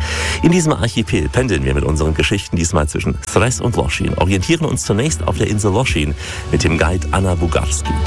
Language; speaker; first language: German; native; German